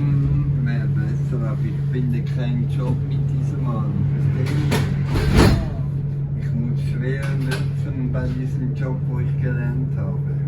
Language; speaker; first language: German; non-native, fluent; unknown